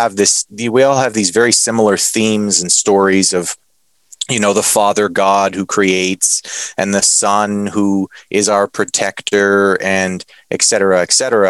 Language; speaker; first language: English; native; English